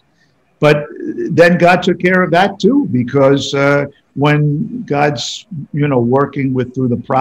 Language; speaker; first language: English; native; English